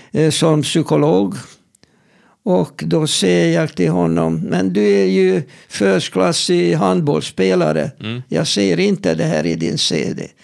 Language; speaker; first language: Swedish; non-native, fluent; Hungarian